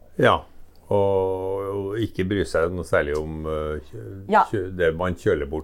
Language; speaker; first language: Norwegian; native; Norwegian